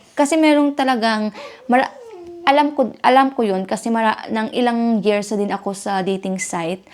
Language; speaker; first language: Filipino; native; Filipino